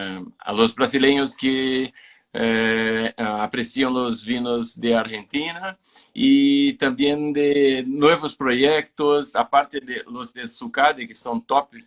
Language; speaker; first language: Spanish; non-native, fluent; Portuguese